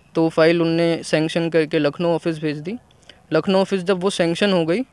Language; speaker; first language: Hindi; native; Hindi